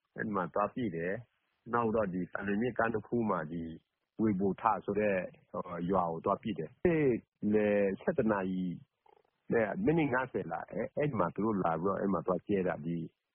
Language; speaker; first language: Burmese; non-native, local second language; Karen languages